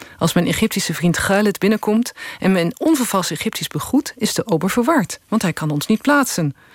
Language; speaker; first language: Dutch; native; Dutch